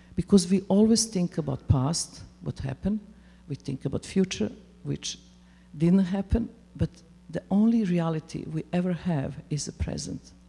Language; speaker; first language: English; non-native, fluent; Serbian